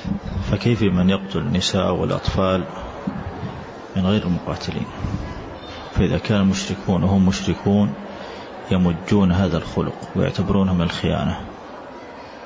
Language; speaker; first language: Arabic; native; Arabic